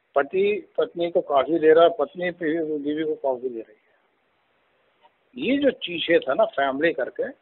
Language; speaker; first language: Hindi; non-native, local second language; Telugu